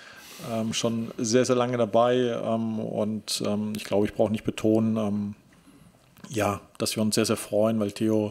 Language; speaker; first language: German; native; German